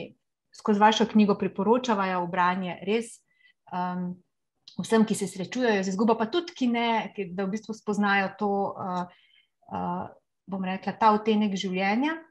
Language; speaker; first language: Slovenian; native; Slovenian